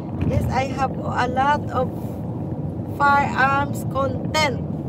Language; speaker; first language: English; non-native, local second language; Cebuano